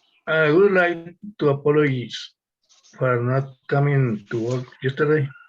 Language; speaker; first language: English; non-native, learner; Spanish